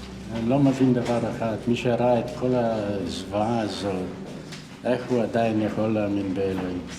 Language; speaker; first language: Hebrew; non-native, fluent; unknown